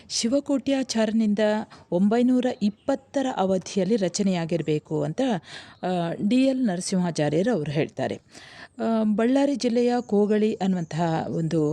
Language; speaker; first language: Kannada; native; Kannada